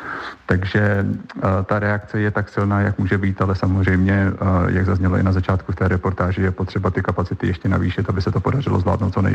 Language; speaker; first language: Czech; native; Czech